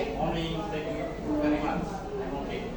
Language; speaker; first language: English; non-native, learner; Indonesian